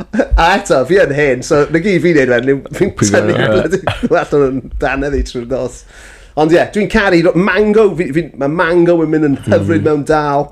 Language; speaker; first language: Welsh; native; Welsh